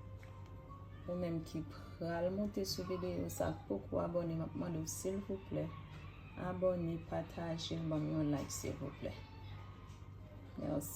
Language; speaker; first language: French; non-native, learner; Haitian Creole